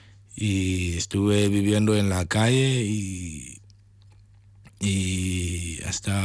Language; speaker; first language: Spanish; non-native, learner; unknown